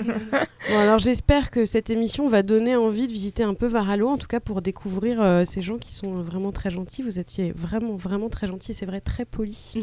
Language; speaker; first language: French; native; French